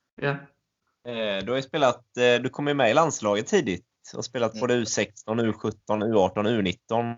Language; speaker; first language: Swedish; native; Swedish